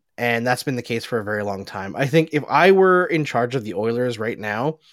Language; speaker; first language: English; native; English